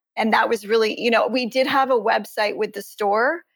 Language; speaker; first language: English; native; English